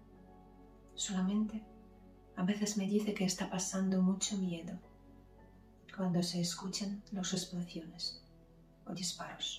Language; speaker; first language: Spanish; non-native, fluent; Ukrainian